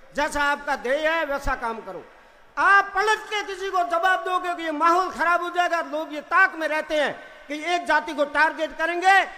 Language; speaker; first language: Hindi; non-native, local second language; Rajasthani